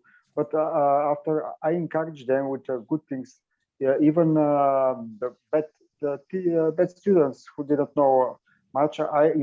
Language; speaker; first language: English; non-native, learner; Bulgarian